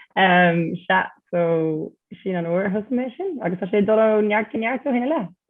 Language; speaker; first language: Irish; non-native, local second language; English